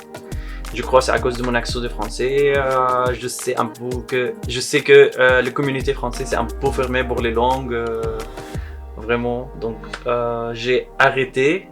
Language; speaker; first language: French; non-native, learner; Arabic